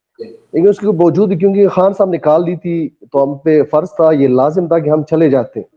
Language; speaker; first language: Urdu; non-native, local second language; Pashto